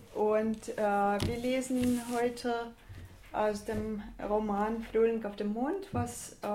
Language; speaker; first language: German; non-native, fluent; Russian